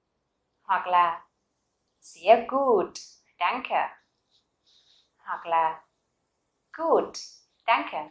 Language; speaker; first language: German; non-native, fluent; Vietnamese